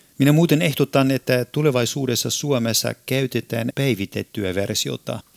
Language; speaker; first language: Finnish; non-native, fluent; German